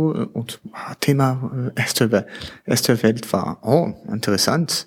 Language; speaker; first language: German; non-native, learner; French